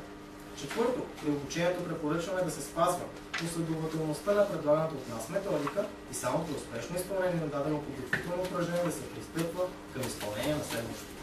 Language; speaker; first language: Bulgarian; native; Bulgarian